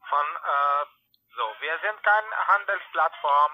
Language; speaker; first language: German; non-native, fluent; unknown